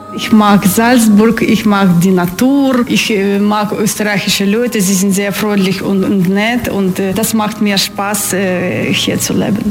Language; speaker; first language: German; non-native, learner; Ukrainian